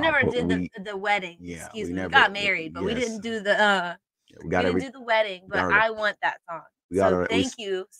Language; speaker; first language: English; native; English